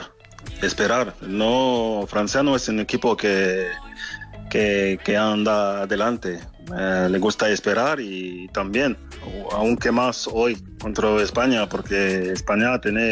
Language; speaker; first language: Spanish; non-native, fluent; French